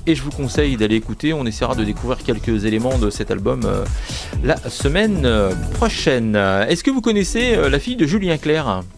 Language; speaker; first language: French; native; French